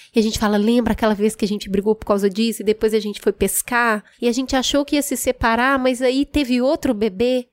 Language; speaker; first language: Portuguese; native; Portuguese